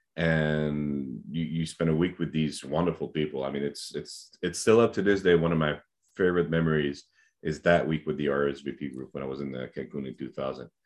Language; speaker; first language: English; non-native, fluent; French